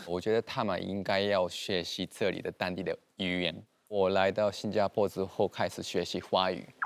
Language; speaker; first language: Chinese; non-native, fluent; Japanese